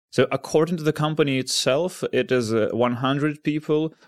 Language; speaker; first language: English; non-native, fluent; Ukrainian